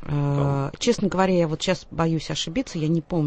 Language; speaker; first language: Russian; native; Russian